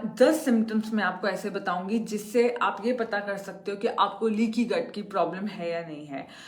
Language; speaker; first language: Hindi; native; Hindi